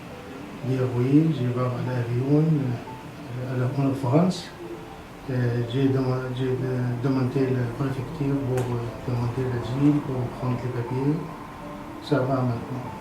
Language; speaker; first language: French; non-native, learner; Arabic